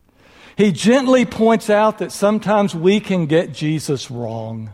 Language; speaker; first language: English; native; English